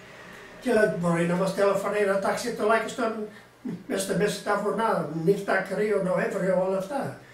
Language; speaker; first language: Greek; early bilingual, heritage; Greek